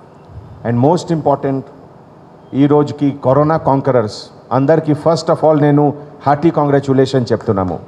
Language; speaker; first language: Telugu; non-native, fluent; Hindi